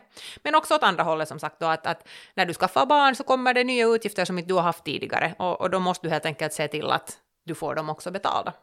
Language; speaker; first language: Swedish; native; Swedish